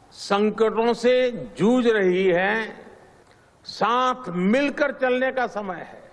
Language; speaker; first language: Hindi; native; Hindi